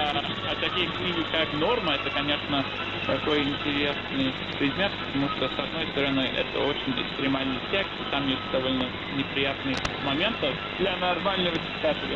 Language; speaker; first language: Russian; non-native, fluent; English